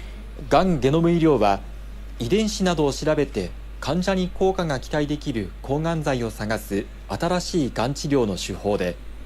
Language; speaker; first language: Japanese; native; Japanese